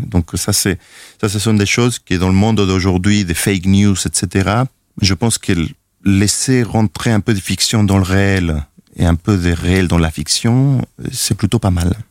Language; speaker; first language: French; non-native, fluent; Spanish